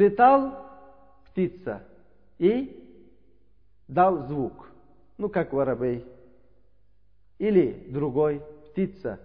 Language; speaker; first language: Russian; non-native, learner; Uzbek